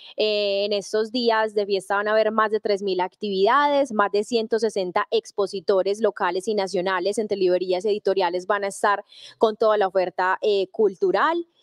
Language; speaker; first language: Spanish; native; Spanish